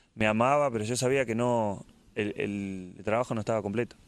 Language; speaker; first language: Spanish; native; Spanish